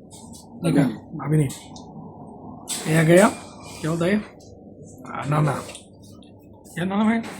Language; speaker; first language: Hindi; non-native, learner; Bangla